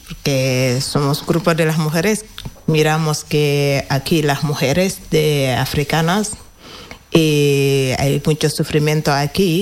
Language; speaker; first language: Spanish; non-native, learner; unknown